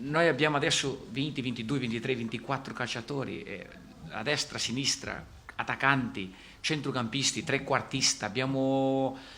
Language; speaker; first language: Italian; non-native, fluent; Portuguese